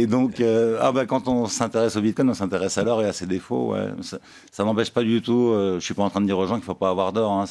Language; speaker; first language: French; native; French